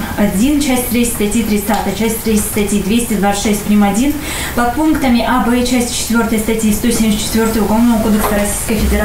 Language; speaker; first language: Russian; native; Russian